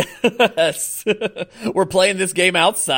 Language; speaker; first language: English; native; English